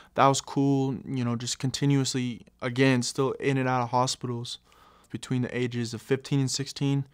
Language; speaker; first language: English; native; English